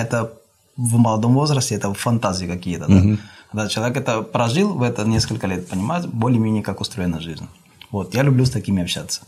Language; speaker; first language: Russian; non-native, fluent; Spanish